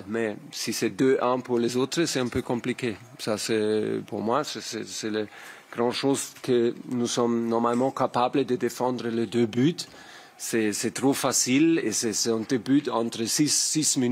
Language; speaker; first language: French; non-native, learner; German